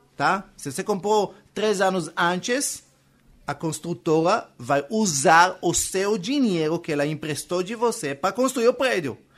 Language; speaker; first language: Portuguese; non-native, fluent; Hebrew